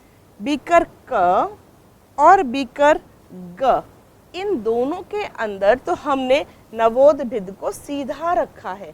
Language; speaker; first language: Hindi; native; Hindi